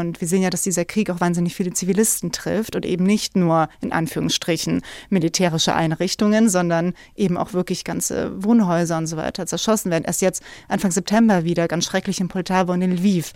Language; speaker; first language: German; native; German